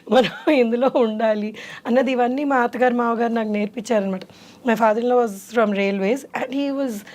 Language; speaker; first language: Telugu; native; Telugu